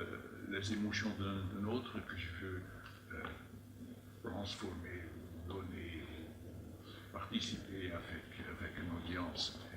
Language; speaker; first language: French; non-native, fluent; Dutch